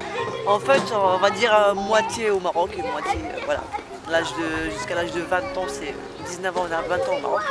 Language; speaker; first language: French; non-native, local second language; Arabic